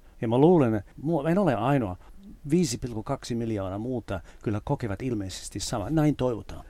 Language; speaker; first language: Finnish; non-native, fluent; English